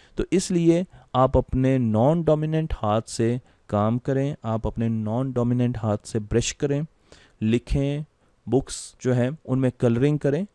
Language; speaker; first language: Urdu; non-native, local second language; Punjabi